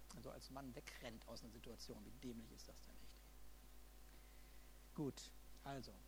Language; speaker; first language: German; native; German